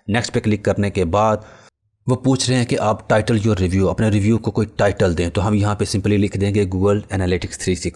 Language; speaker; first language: Urdu; non-native, local second language; Punjabi